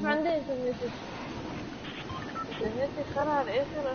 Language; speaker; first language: Arabic; native; Arabic